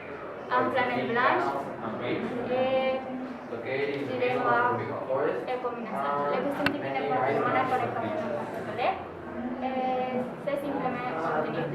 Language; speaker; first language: French; non-native, learner; Spanish